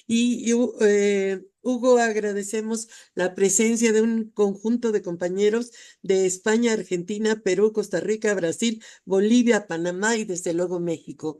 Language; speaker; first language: Spanish; native; Spanish